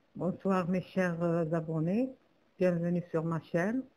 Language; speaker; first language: French; non-native, local second language; Arabic